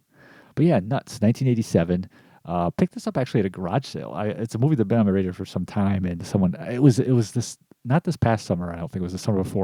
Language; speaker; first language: English; native; English